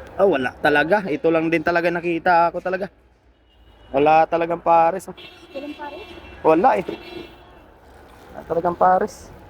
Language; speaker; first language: Filipino; non-native, local second language; Cebuano